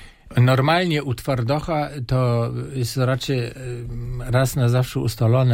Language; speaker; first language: Polish; non-native, fluent; German